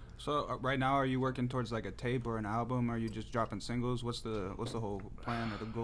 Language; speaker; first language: English; native; English